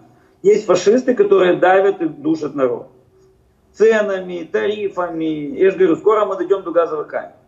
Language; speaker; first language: Russian; native; Russian